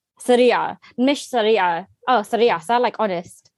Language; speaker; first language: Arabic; non-native, learner; English